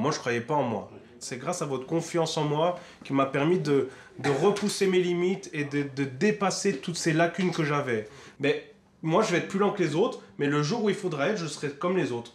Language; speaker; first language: French; native; French